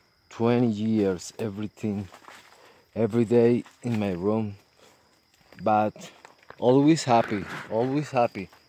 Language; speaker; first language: English; non-native, learner; Spanish